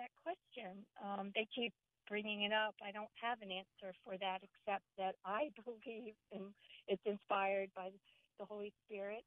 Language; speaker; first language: English; non-native, fluent; Chinese